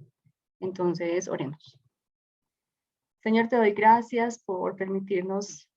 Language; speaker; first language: Spanish; native; Spanish